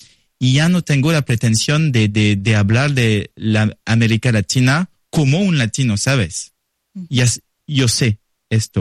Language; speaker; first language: Spanish; non-native, learner; French